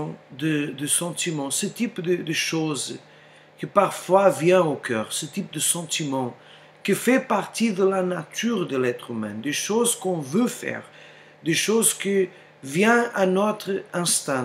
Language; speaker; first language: French; non-native, fluent; Portuguese